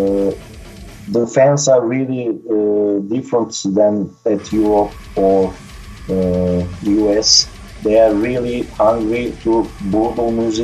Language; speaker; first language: English; non-native, learner; Turkish